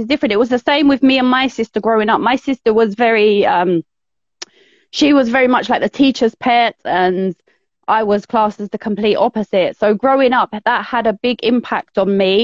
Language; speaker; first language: English; native; English